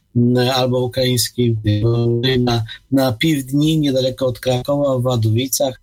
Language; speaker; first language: Ukrainian; non-native, fluent; Polish